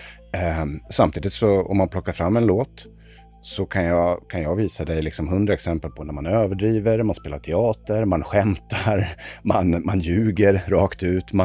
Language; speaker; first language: Swedish; native; Swedish